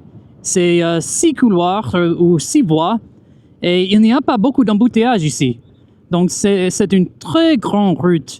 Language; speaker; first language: French; non-native, fluent; English